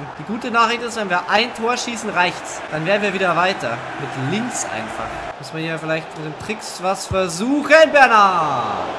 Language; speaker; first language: German; native; German